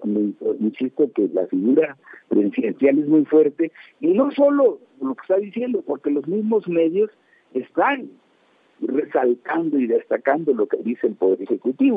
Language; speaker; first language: Spanish; native; Spanish